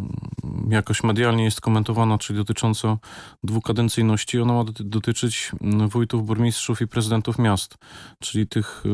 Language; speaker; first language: Polish; native; Polish